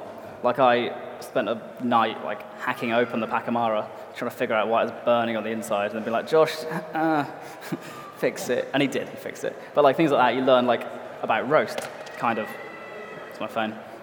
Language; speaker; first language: English; native; English